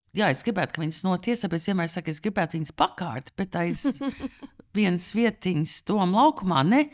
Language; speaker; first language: Latvian; early bilingual, heritage; Latvian